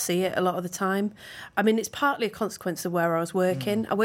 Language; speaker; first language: English; native; English